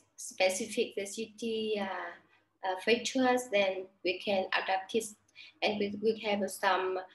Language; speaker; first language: English; non-native, learner; Vietnamese